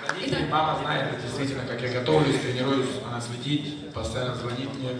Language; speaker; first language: Russian; non-native, local second language; Uzbek